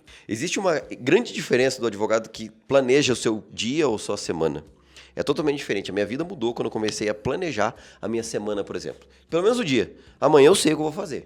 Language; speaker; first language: Portuguese; native; Portuguese